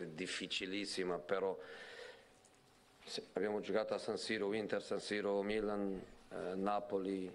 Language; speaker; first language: Italian; non-native, fluent; Portuguese